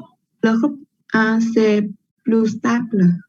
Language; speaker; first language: French; non-native, learner; Vietnamese